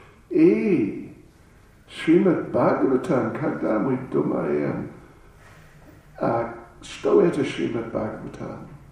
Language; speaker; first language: Russian; non-native, learner; English